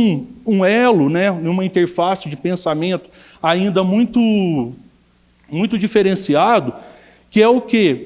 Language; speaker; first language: Portuguese; native; Portuguese